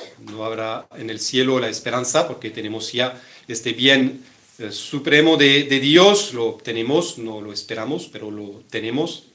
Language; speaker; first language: Spanish; non-native, fluent; French